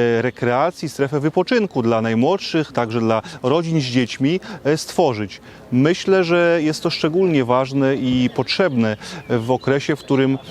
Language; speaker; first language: Polish; native; Polish